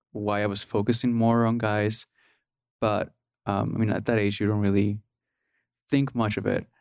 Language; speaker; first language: English; early bilingual, other home language; Spanish